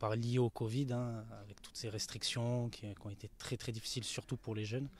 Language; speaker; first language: French; native; French